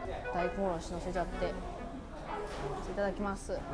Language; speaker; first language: Japanese; native; Japanese